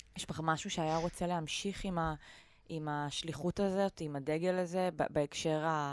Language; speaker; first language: Hebrew; native; Hebrew